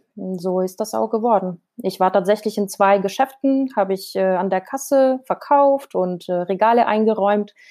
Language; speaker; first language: German; non-native, fluent; Russian